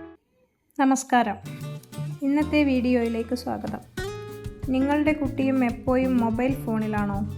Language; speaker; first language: Malayalam; native; Malayalam